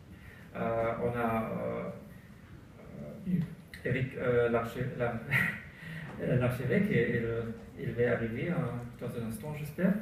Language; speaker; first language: French; non-native, learner; German